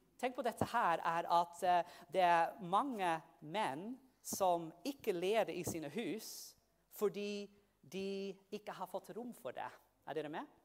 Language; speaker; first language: Norwegian; non-native, fluent; English